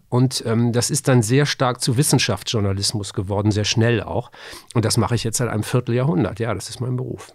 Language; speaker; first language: German; native; German